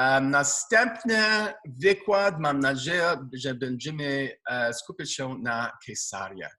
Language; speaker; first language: Polish; non-native, learner; Hebrew